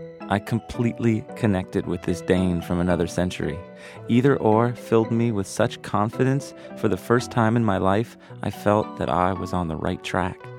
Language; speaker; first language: English; native; English